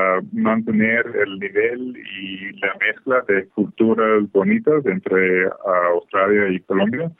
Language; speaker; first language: Spanish; non-native, fluent; English